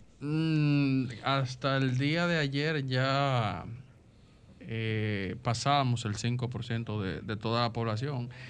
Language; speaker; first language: Spanish; native; Spanish